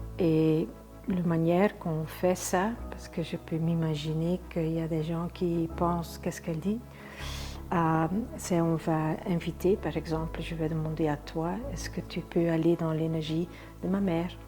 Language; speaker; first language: French; non-native, fluent; Dutch